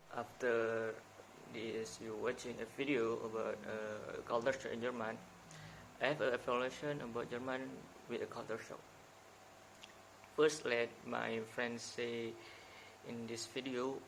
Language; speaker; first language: English; non-native, learner; Indonesian